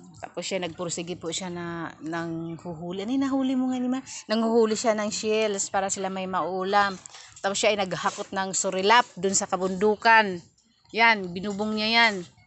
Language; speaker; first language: Filipino; native; Filipino